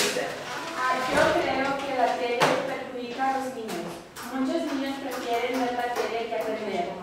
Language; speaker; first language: Spanish; non-native, learner; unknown